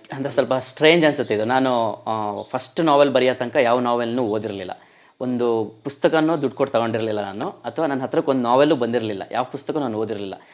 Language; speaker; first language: Kannada; native; Kannada